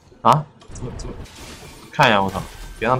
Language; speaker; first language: Chinese; native; Chinese